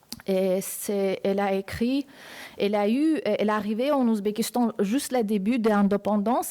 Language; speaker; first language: French; non-native, fluent; Uzbek